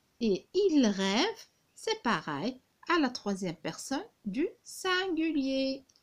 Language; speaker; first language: French; non-native, local second language; Arabic